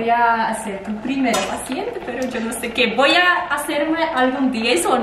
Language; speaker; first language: Spanish; non-native, fluent; Russian